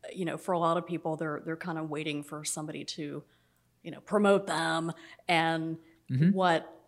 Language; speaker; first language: English; native; English